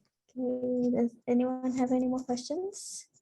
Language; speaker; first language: English; non-native, fluent; Indonesian